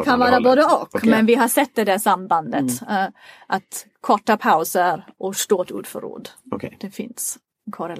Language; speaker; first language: Swedish; non-native, fluent; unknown